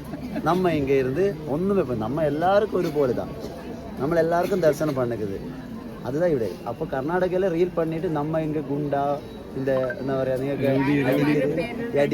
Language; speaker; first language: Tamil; non-native, learner; Malayalam